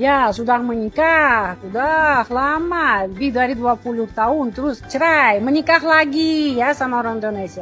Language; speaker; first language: Indonesian; non-native, fluent; Russian